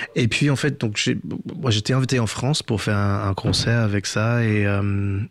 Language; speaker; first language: French; non-native, fluent; English